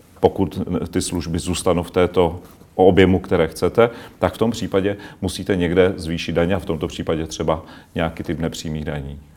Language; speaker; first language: Czech; native; Czech